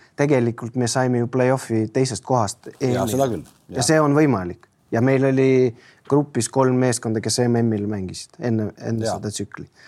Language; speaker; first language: Estonian; non-native, local second language; Russian